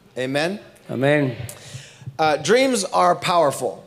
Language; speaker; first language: English; native; English